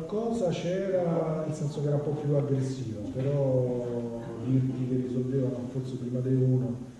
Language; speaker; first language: Italian; native; Italian